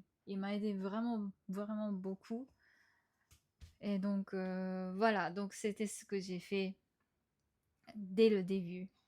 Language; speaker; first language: French; non-native, fluent; Japanese